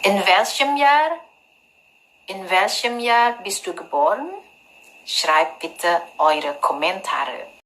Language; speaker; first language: German; non-native, learner; Indonesian